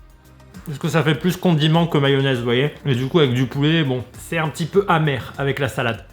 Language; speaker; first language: French; native; French